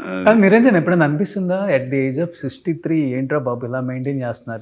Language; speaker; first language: Telugu; native; Telugu